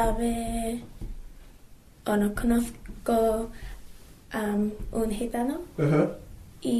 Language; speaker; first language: Spanish; non-native, learner; English